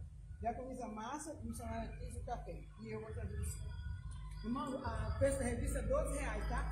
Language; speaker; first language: Portuguese; native; Portuguese